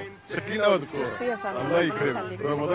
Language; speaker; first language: Arabic; native; Arabic